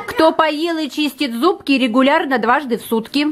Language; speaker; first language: Russian; native; Russian